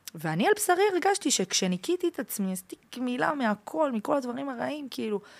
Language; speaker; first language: Hebrew; early bilingual, heritage; French